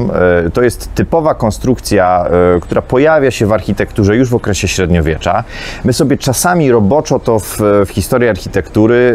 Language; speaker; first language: Polish; native; Polish